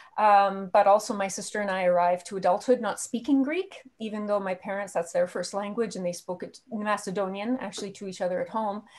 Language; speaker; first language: English; native; English